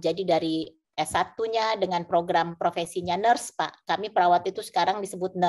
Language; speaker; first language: Indonesian; native; Indonesian